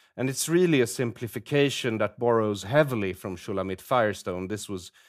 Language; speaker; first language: English; non-native, fluent; Swedish